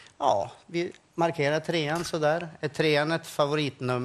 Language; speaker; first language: Swedish; native; Swedish